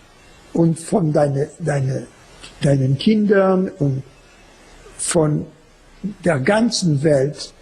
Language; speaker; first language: German; non-native, fluent; French